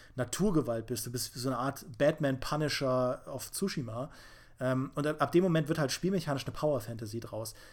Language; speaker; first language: German; native; German